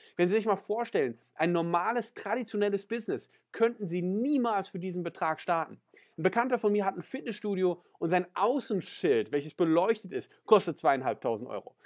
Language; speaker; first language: German; native; German